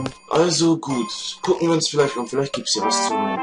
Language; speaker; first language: German; native; German